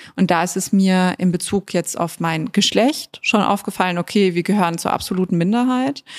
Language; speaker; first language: German; native; German